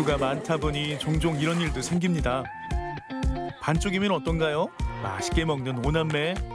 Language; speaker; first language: Korean; native; Korean